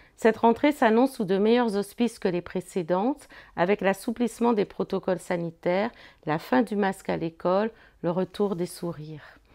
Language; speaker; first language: French; native; French